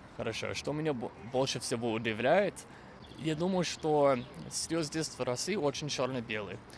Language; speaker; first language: Russian; non-native, fluent; English